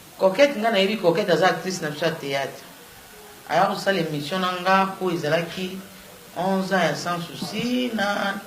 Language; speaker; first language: Lingala; non-native, local second language; Kongo